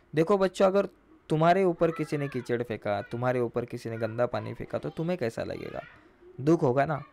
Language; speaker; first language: Hindi; non-native, local second language; Marathi